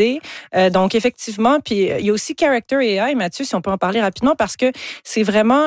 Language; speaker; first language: French; native; French